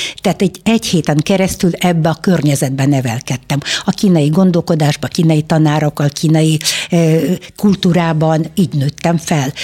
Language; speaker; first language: Hungarian; non-native, fluent; Russian